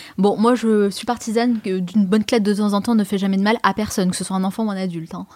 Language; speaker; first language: French; native; French